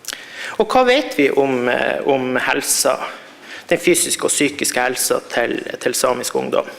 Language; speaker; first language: Norwegian; native; Norwegian